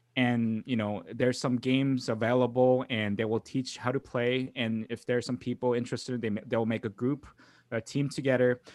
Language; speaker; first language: English; non-native, fluent; Korean